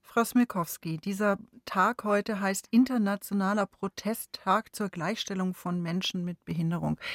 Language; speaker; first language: German; native; German